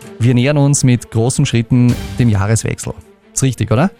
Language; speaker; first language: German; native; German